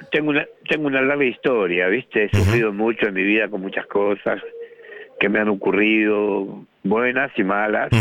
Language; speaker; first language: Spanish; native; Spanish